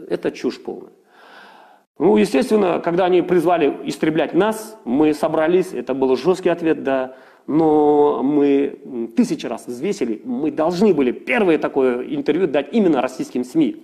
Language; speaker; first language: Russian; non-native, local second language; Kazakh